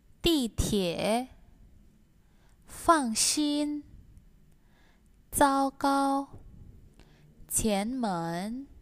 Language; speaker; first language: Chinese; non-native, fluent; Indonesian